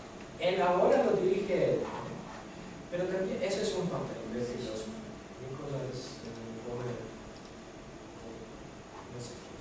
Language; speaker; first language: Spanish; non-native, fluent; Greek